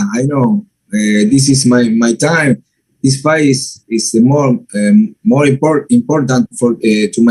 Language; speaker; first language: English; non-native, learner; Spanish